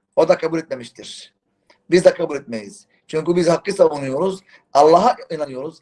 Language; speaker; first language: Turkish; non-native, fluent; Arabic